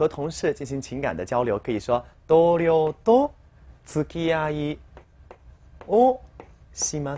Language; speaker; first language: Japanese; non-native, fluent; Chinese